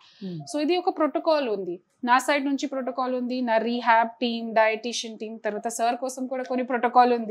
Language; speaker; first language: Telugu; non-native, local second language; Hindi